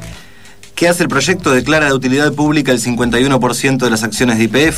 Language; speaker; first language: Spanish; native; Spanish